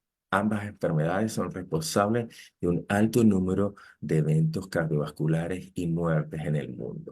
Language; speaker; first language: Spanish; native; Spanish